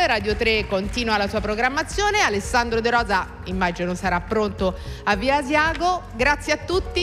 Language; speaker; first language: Italian; native; Italian